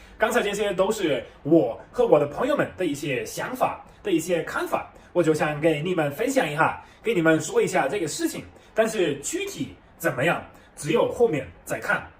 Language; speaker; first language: Chinese; non-native, fluent; German